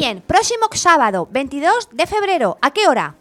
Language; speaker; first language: Spanish; native; Spanish